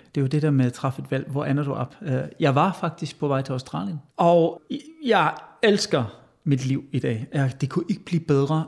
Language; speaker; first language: Danish; non-native, fluent; German